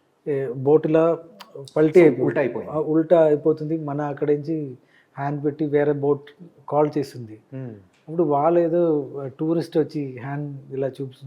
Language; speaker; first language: Telugu; non-native, learner; Malayalam